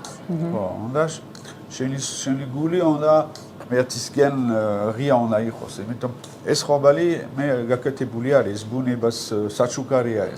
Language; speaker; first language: Georgian; non-native, learner; French